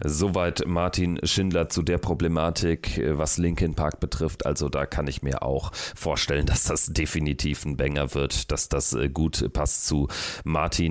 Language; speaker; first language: German; native; German